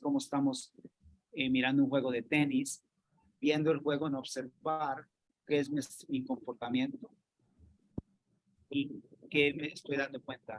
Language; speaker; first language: Spanish; non-native, fluent; English